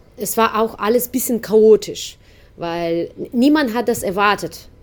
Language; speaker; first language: German; non-native, fluent; Ukrainian